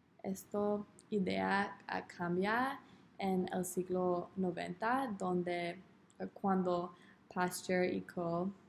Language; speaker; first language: Spanish; non-native, learner; English